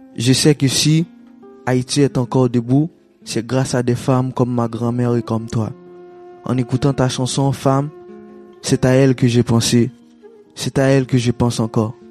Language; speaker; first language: French; non-native, local second language; Haitian Creole